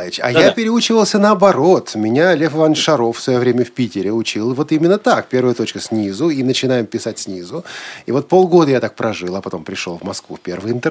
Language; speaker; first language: Russian; native; Russian